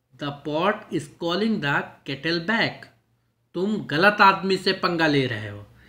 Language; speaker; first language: Hindi; native; Hindi